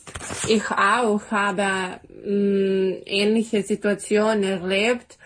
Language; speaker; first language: German; non-native, learner; Serbian